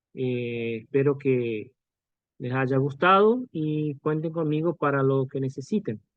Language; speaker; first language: Spanish; non-native, fluent; Portuguese